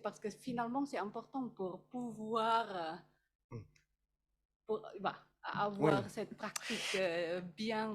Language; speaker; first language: French; non-native, fluent; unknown